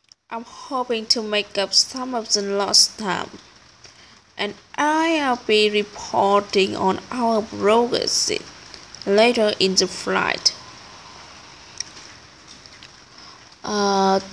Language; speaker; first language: English; non-native, learner; Vietnamese